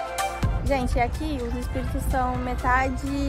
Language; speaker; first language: Portuguese; native; Portuguese